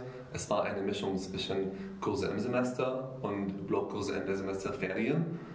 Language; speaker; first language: German; non-native, fluent; Arabic